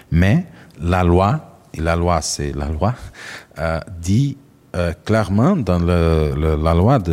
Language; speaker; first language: French; non-native, learner; Portuguese